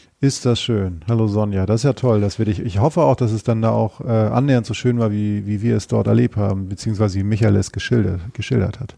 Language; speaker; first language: German; native; German